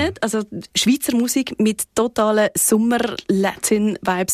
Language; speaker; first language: German; native; German